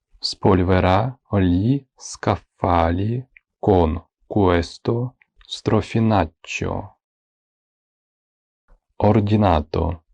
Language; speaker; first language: Italian; non-native, fluent; Ukrainian